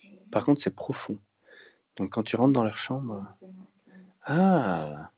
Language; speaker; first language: French; native; French